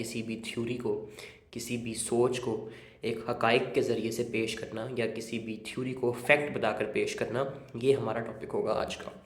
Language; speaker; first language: Urdu; native; Urdu